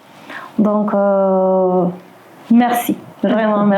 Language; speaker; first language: French; non-native, fluent; Spanish